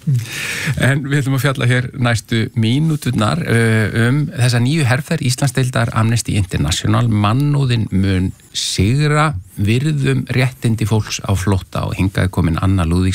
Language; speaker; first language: Icelandic; native; Icelandic